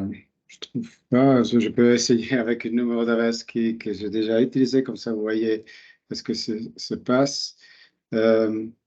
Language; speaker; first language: French; non-native, local second language; German